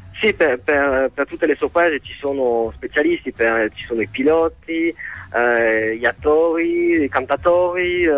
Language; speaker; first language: Italian; non-native, fluent; French